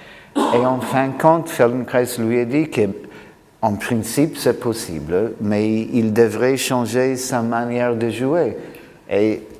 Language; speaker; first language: French; non-native, fluent; English